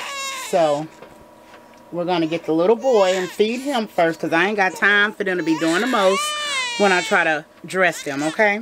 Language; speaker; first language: English; native; English